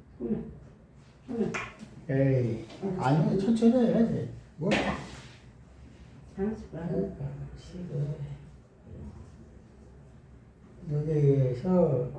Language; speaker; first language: Korean; native; Korean